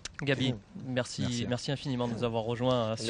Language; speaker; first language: French; native; French